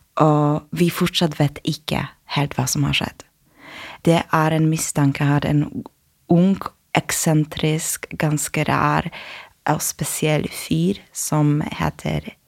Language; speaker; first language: Norwegian; non-native, fluent; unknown